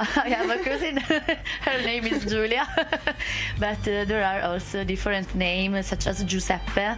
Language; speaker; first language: English; non-native, fluent; Italian